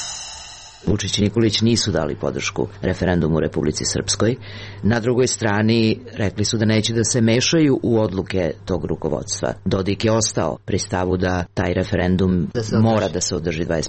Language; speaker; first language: Serbian; native; Serbian